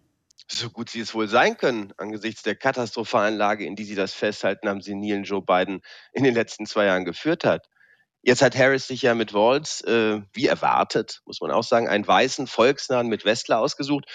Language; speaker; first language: German; native; German